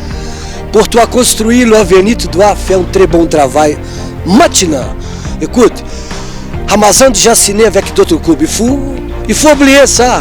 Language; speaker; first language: French; non-native, fluent; Portuguese